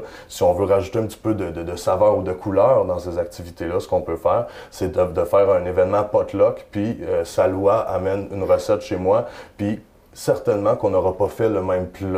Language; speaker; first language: French; native; French